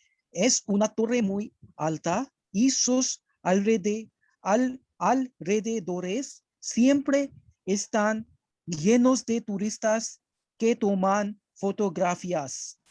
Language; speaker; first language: Spanish; non-native, learner; Hindi